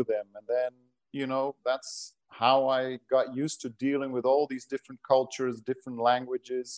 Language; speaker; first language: English; non-native, fluent; Portuguese